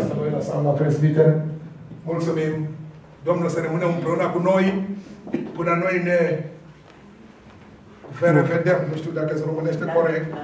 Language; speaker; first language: Romanian; non-native, learner; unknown